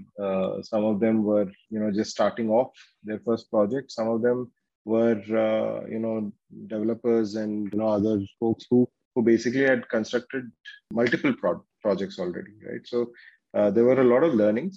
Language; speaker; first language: English; non-native, local second language; Kannada